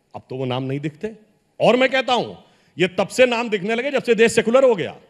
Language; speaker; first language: Hindi; native; Hindi